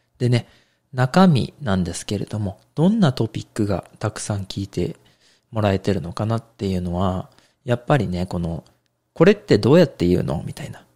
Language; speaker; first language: Japanese; native; Japanese